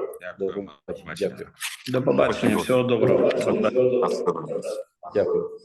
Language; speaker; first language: Ukrainian; native; Ukrainian